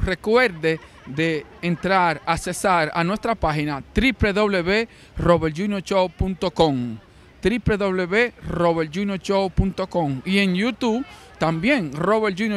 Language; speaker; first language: Spanish; native; Spanish